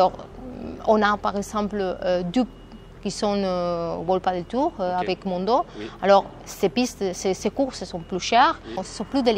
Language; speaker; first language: French; non-native, fluent; Spanish